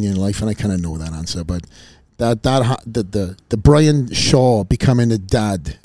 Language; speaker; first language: English; native; English